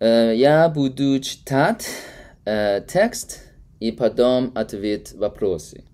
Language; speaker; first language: Russian; non-native, learner; Chinese